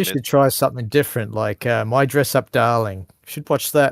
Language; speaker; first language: English; native; English